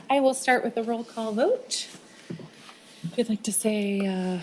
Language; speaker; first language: English; early bilingual, other home language; Arabic